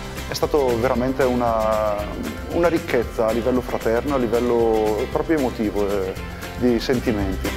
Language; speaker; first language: Italian; native; Italian